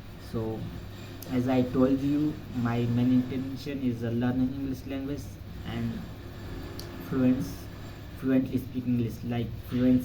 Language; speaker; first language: English; non-native, learner; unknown